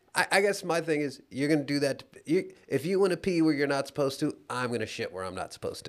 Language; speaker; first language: English; native; English